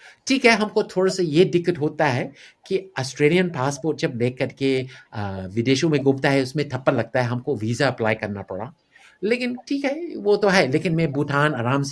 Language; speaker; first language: Hindi; non-native, fluent; English